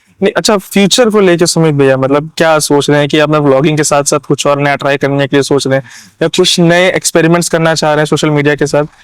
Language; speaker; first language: Hindi; native; Hindi